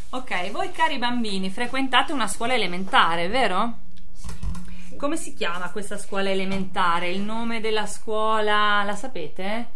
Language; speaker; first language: Italian; native; Italian